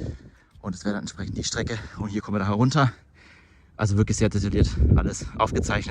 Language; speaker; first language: German; native; German